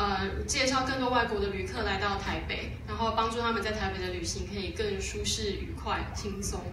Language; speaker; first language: Chinese; native; Chinese